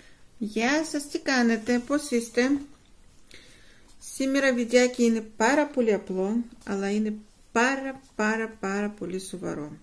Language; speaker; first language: Greek; non-native, fluent; Russian